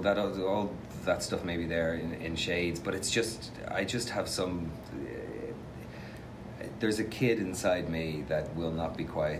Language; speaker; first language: English; native; English